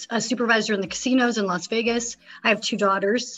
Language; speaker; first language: English; native; English